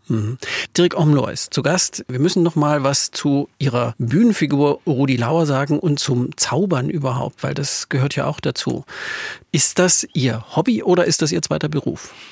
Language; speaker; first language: German; native; German